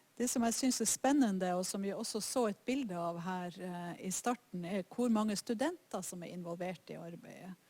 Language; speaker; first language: Norwegian; native; Norwegian